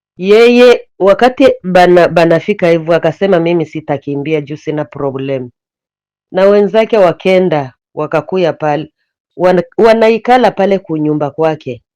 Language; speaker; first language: Swahili; native; Swahili